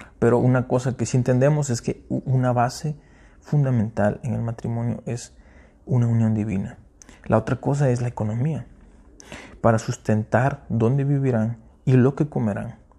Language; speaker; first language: Spanish; early bilingual, heritage; Spanish